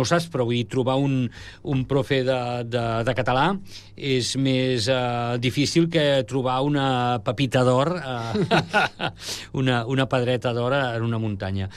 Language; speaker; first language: Catalan; native; Catalan